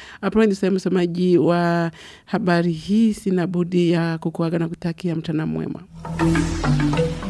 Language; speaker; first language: Swahili; non-native, local second language; Rundi